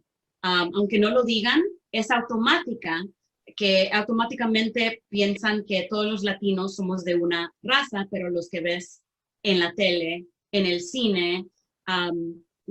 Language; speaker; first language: Spanish; early bilingual, heritage; Spanish